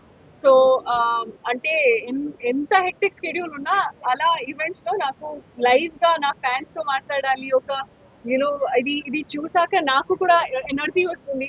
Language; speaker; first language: Telugu; non-native, local second language; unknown